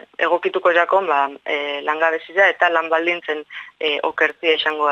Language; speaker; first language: Basque; native; Basque